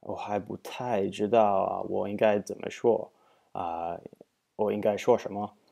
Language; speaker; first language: Chinese; non-native, learner; English